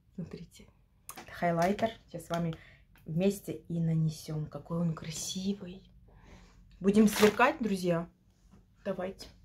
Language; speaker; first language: Russian; non-native, local second language; Ukrainian